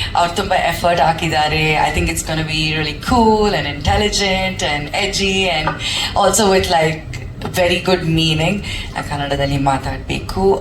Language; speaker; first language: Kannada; non-native, local second language; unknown